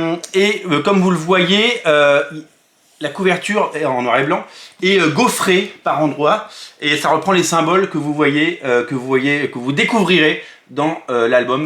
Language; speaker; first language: French; native; French